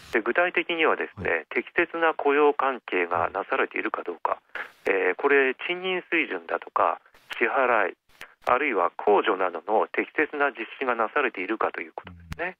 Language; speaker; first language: Japanese; native; Japanese